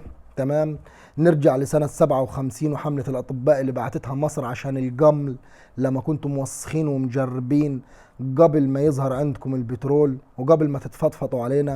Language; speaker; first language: Arabic; native; Arabic